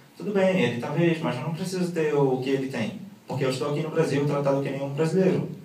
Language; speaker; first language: Portuguese; non-native, fluent; Arabic